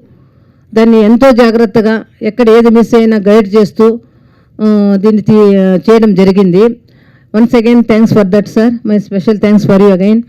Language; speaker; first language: Telugu; native; Telugu